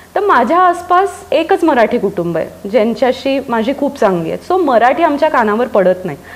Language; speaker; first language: Marathi; native; Marathi